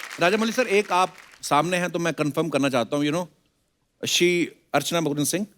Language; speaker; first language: Hindi; non-native, local second language; Punjabi